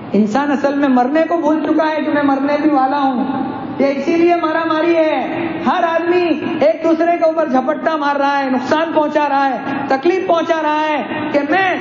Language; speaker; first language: Urdu; non-native, local second language; Gujarati